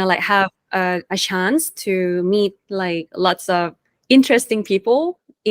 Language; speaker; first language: English; non-native, fluent; Thai